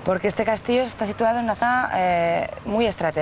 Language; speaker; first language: Spanish; native; Spanish